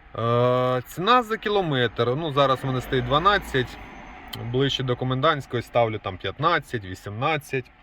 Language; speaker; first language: Ukrainian; non-native, local second language; Russian